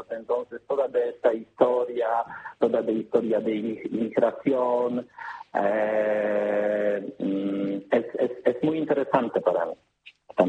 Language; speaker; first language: Spanish; non-native, learner; Polish